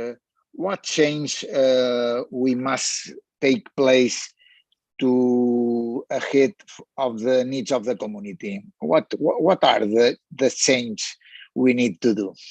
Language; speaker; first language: English; non-native, learner; Spanish